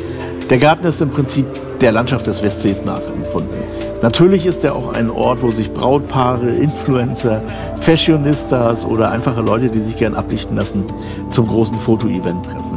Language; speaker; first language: German; native; German